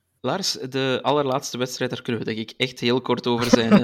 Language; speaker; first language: Dutch; native; Dutch